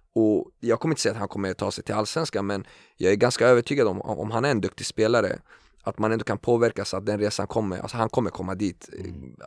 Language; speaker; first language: Swedish; early bilingual, other home language; Kurdish